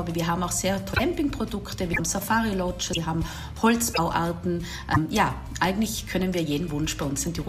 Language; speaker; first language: German; native; German